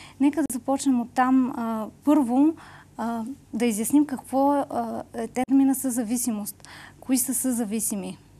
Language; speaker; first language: Bulgarian; native; Bulgarian